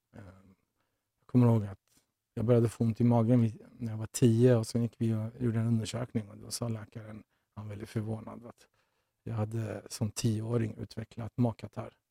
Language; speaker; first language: Swedish; early bilingual, other home language; Persian